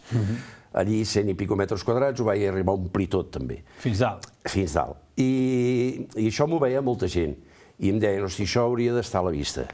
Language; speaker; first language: Catalan; native; Catalan